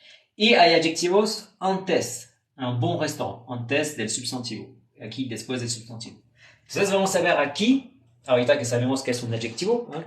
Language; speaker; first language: Spanish; non-native, fluent; French